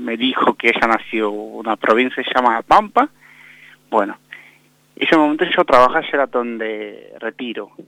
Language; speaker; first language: Spanish; non-native, fluent; Bangla